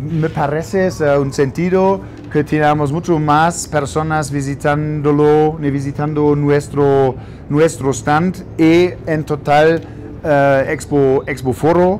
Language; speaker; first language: Spanish; non-native, fluent; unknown